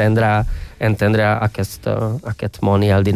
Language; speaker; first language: Catalan; non-native, fluent; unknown